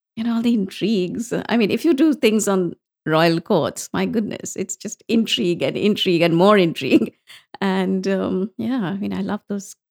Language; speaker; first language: English; non-native, local second language; Bangla